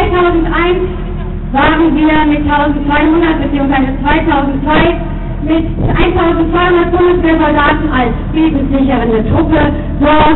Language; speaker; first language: German; native; German